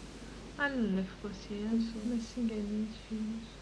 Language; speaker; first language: Greek; early bilingual, heritage; Greek